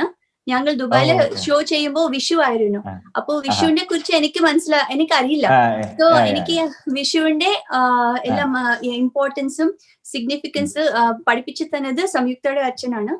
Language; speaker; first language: Malayalam; non-native, learner; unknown